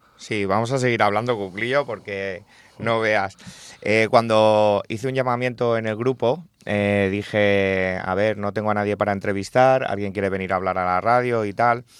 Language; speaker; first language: Spanish; native; Spanish